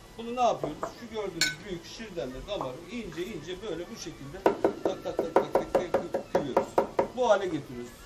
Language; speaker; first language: Turkish; native; Turkish